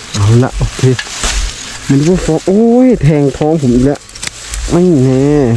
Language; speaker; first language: Thai; native; Thai